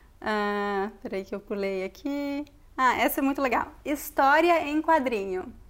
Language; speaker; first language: Portuguese; native; Portuguese